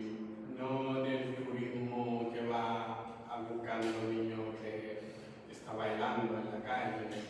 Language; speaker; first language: Spanish; non-native, fluent; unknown